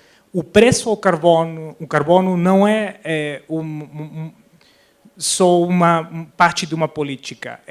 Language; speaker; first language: Portuguese; non-native, fluent; Spanish